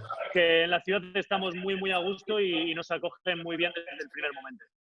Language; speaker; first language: Spanish; native; Spanish